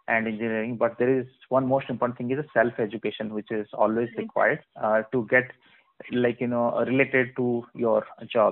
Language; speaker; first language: English; non-native, local second language; Odia